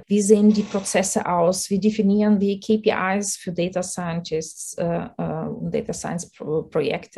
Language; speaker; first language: German; non-native, fluent; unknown